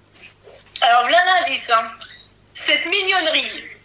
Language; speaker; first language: French; native; French